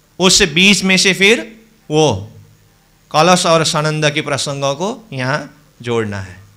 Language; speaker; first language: Hindi; native; Hindi